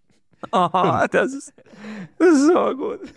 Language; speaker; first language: German; non-native, learner; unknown